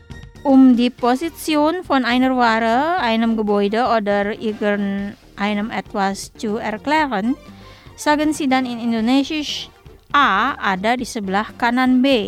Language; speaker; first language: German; non-native, fluent; Indonesian